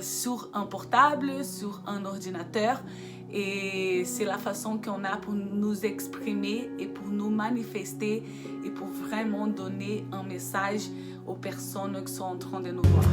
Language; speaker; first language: French; non-native, fluent; Portuguese